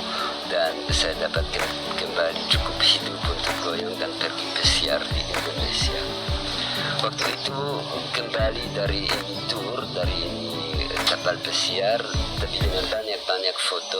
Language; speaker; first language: Indonesian; non-native, learner; French